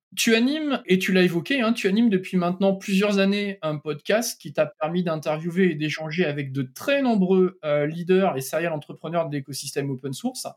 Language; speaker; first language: French; native; French